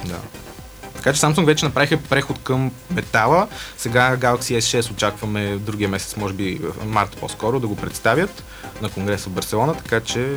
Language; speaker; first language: Bulgarian; native; Bulgarian